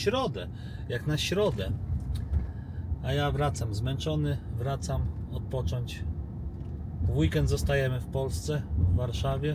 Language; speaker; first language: Polish; native; Polish